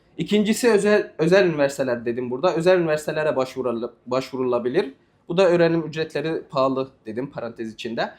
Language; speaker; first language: Turkish; non-native, fluent; Arabic